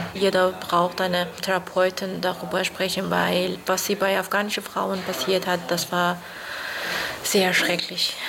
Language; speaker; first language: German; non-native, learner; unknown